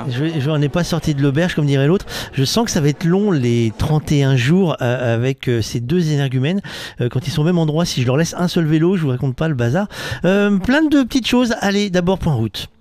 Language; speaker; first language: French; native; French